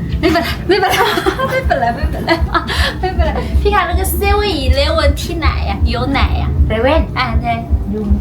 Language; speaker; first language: Thai; non-native, learner; Chinese